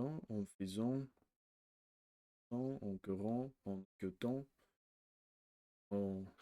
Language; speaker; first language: French; non-native, learner; Russian